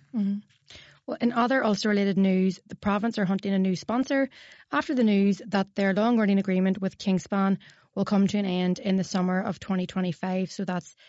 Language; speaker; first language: English; native; English